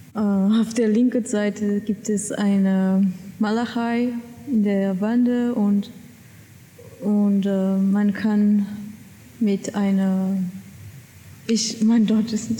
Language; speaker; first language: German; non-native, learner; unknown